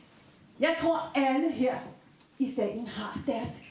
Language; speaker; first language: Danish; native; Danish